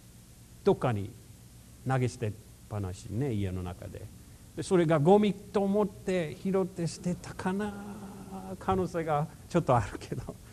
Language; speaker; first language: Japanese; non-native, fluent; English